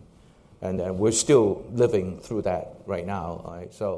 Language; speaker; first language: English; non-native, local second language; Cantonese